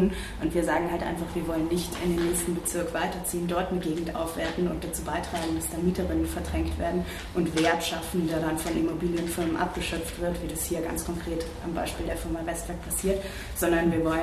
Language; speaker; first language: German; native; German